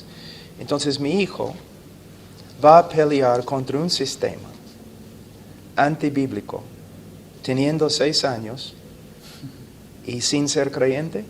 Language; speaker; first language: Spanish; non-native, fluent; English